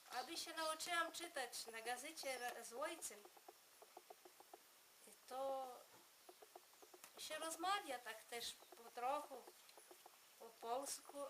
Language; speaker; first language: Polish; early bilingual, heritage; Polish